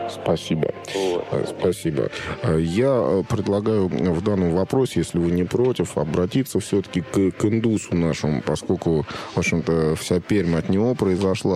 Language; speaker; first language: Russian; native; Russian